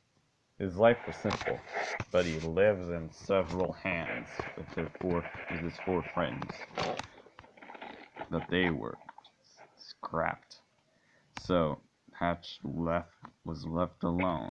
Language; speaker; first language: English; native; English